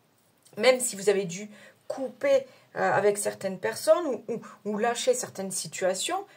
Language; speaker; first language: French; native; French